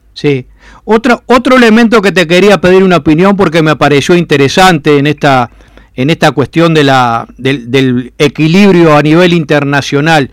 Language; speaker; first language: Spanish; native; Spanish